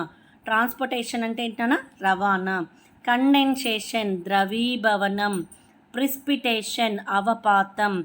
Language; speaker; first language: Telugu; native; Telugu